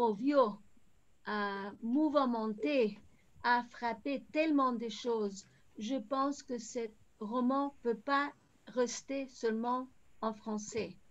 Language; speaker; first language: French; non-native, fluent; Spanish